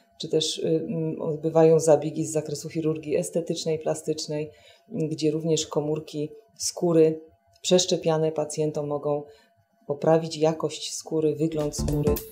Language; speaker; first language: Polish; native; Polish